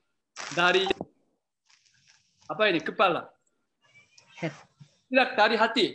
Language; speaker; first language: Indonesian; non-native, learner; Korean